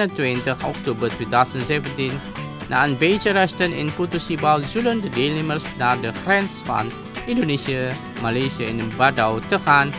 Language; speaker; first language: Dutch; non-native, learner; Indonesian